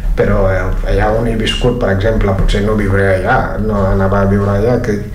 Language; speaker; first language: Catalan; non-native, fluent; Wolof